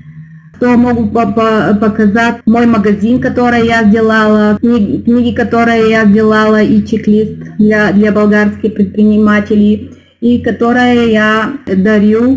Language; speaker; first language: Russian; non-native, learner; Bulgarian